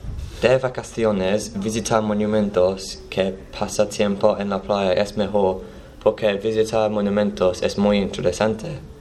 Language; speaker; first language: Spanish; non-native, learner; English